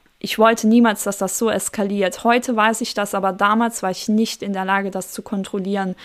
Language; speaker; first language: German; native; German